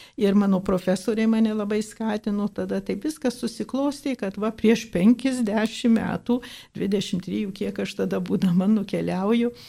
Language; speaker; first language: Lithuanian; early bilingual, heritage; Lithuanian